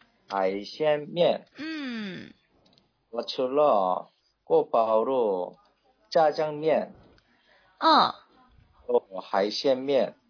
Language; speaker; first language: Chinese; non-native, learner; Korean